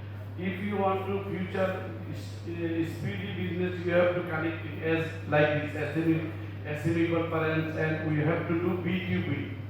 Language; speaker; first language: English; non-native, learner; Bangla